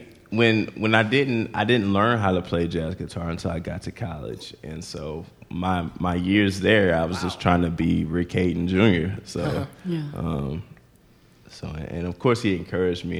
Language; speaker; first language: English; native; English